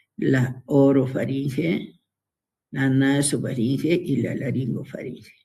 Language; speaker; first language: Spanish; native; Spanish